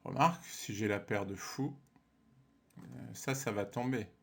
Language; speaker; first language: French; native; French